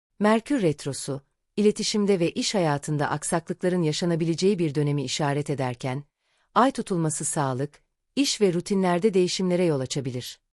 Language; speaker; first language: Turkish; native; Turkish